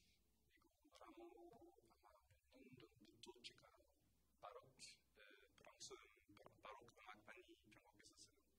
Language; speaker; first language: Korean; non-native, learner; French